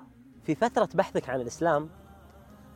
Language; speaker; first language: Arabic; native; Arabic